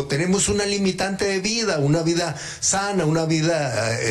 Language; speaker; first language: Spanish; native; Spanish